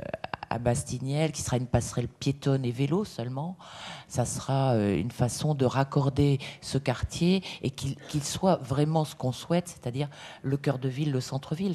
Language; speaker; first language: French; native; French